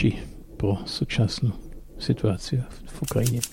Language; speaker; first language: Ukrainian; non-native, fluent; German